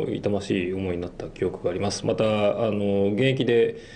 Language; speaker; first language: Japanese; native; Japanese